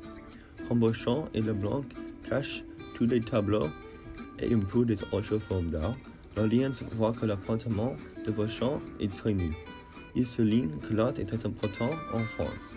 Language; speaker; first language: French; non-native, learner; English